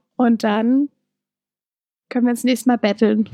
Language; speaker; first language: German; native; German